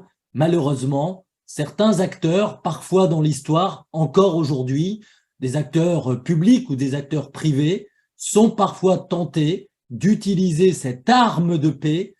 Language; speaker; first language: French; native; French